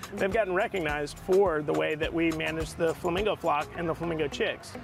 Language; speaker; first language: English; native; English